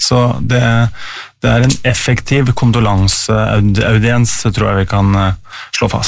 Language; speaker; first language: Norwegian; native; Norwegian